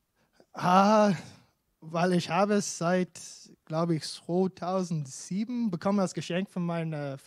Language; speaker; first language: German; non-native, fluent; English